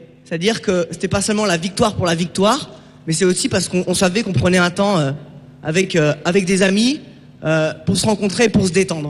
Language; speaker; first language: French; native; French